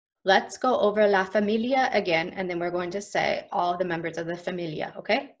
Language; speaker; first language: English; native; English